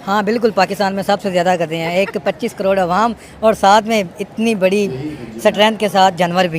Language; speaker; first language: Hindi; non-native, local second language; Punjabi